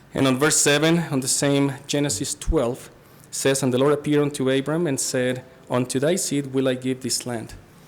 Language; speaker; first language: English; non-native, fluent; Spanish